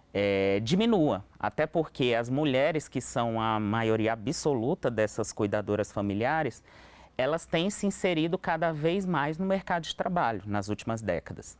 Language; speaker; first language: Portuguese; native; Portuguese